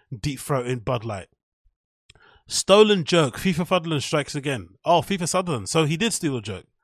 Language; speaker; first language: English; native; English